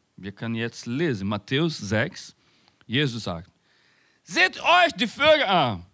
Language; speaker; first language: German; non-native, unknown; Spanish